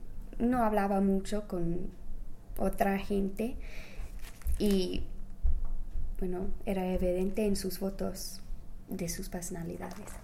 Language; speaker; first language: Spanish; non-native, fluent; English